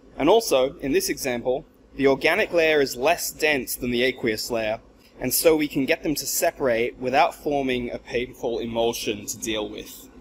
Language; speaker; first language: English; native; English